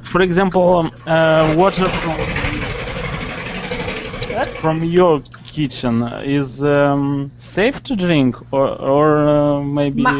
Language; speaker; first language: English; non-native, learner; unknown